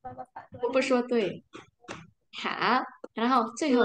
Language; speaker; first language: Chinese; non-native, fluent; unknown